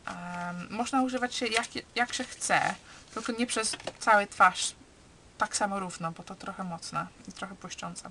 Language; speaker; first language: Polish; early bilingual, heritage; Polish